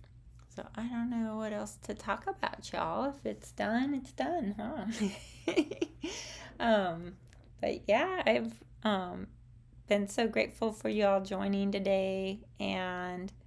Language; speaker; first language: English; native; English